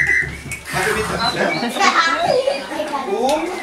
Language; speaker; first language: German; non-native, learner; Spanish